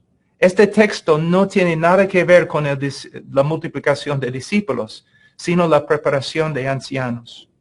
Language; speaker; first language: Spanish; non-native, fluent; English